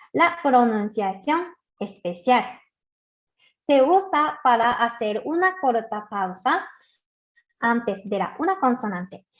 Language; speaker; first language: Spanish; non-native, fluent; Japanese